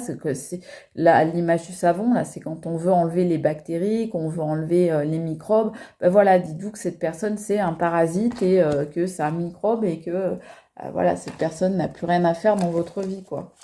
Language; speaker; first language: French; native; French